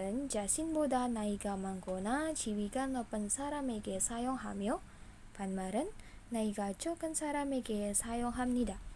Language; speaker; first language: Korean; non-native, fluent; Indonesian